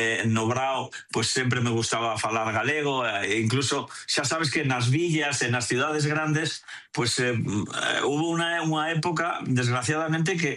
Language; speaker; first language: Galician; non-native, local second language; Spanish